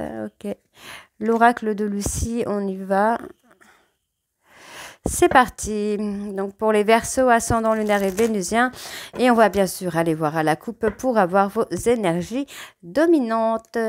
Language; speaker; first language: French; native; French